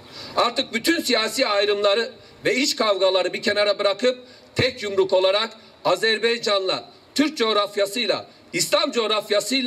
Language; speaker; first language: Turkish; native; Turkish